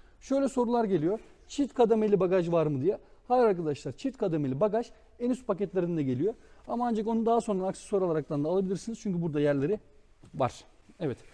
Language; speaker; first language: Turkish; native; Turkish